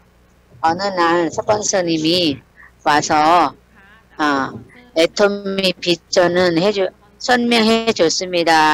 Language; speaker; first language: Korean; non-native, learner; Thai